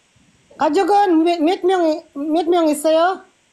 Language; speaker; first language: Korean; non-native, learner; Filipino